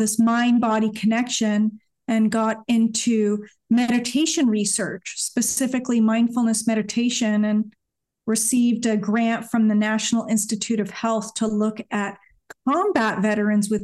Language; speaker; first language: English; native; English